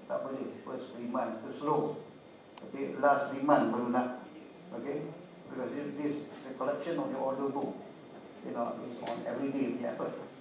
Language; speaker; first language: English; non-native, local second language; Malay